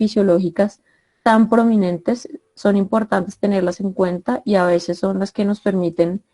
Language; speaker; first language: Spanish; native; Spanish